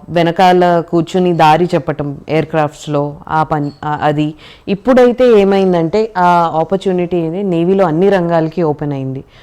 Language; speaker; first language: Telugu; native; Telugu